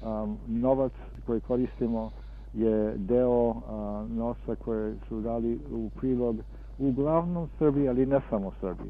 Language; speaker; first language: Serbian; early bilingual, heritage; Serbian